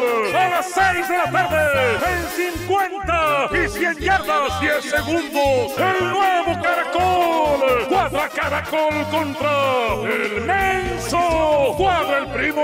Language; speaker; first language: Spanish; native; Spanish